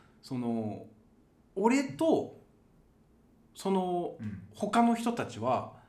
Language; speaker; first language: Japanese; native; Japanese